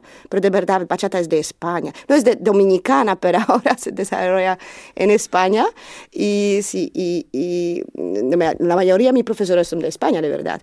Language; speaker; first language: Spanish; non-native, learner; Polish